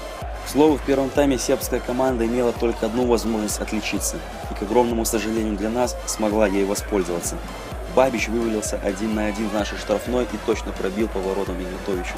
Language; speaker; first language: Russian; native; Russian